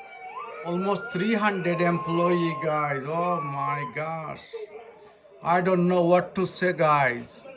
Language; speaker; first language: English; non-native, learner; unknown